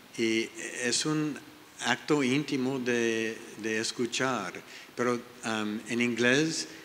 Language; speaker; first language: Spanish; non-native, learner; English